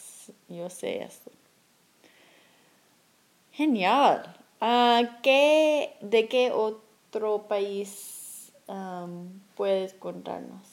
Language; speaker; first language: Spanish; non-native, learner; English